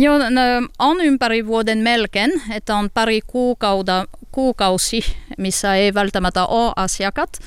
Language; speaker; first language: Finnish; non-native, learner; French